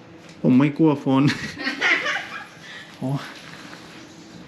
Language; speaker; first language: Thai; non-native, learner; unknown